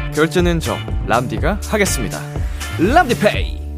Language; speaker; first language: Korean; native; Korean